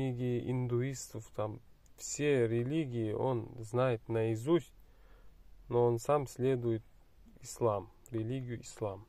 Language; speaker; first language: Russian; non-native, fluent; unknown